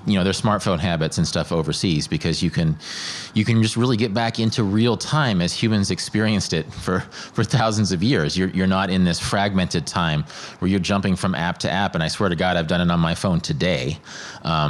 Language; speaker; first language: English; native; English